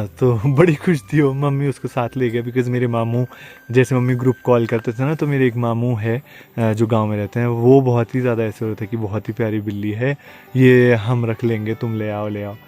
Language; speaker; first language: Hindi; native; Hindi